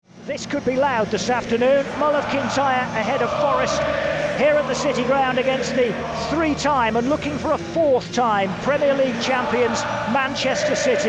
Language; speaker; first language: English; native; English